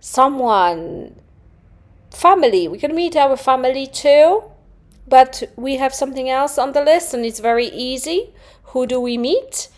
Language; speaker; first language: English; non-native, fluent; Polish